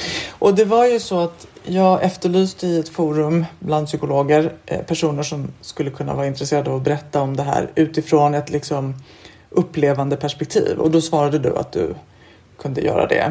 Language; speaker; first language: Swedish; native; Swedish